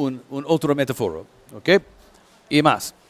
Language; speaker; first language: Spanish; non-native, learner; English